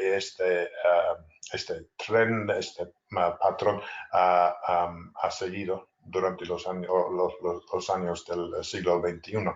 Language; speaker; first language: Spanish; non-native, fluent; English